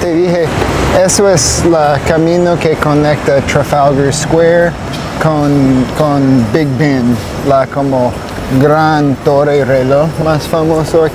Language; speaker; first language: Spanish; non-native, learner; English